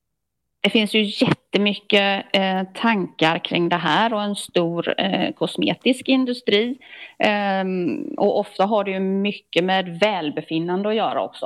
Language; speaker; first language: Swedish; native; Swedish